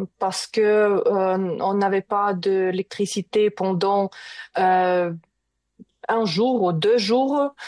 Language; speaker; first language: French; non-native, learner; Ukrainian